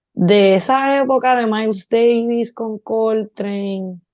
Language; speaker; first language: Spanish; native; Spanish